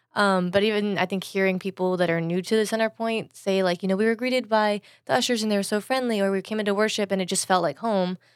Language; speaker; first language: English; native; English